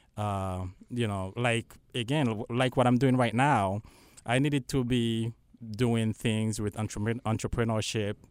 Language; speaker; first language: English; non-native, fluent; Haitian Creole